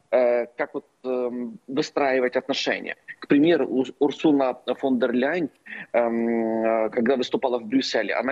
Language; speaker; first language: Russian; non-native, local second language; Ukrainian